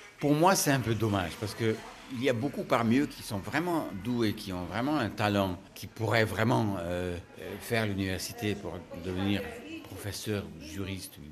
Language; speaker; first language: French; non-native, fluent; Hungarian